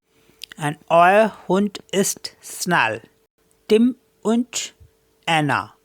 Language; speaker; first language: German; non-native, fluent; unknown